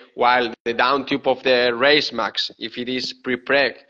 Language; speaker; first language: English; non-native, fluent; Spanish